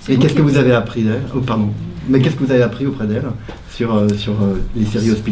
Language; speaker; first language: French; native; French